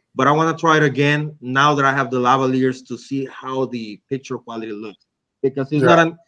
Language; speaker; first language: English; non-native, fluent; Spanish